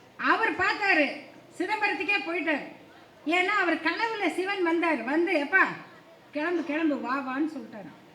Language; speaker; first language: Tamil; native; Tamil